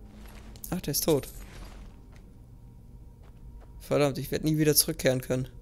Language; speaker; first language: German; native; German